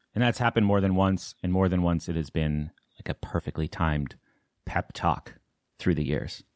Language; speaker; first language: English; native; English